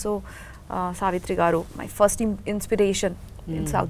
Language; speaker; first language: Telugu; non-native, learner; Bangla